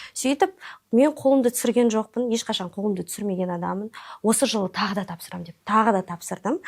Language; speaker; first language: Kazakh; non-native, local second language; Russian